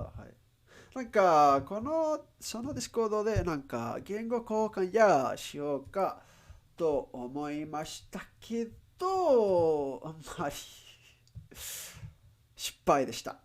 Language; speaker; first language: Japanese; non-native, learner; Spanish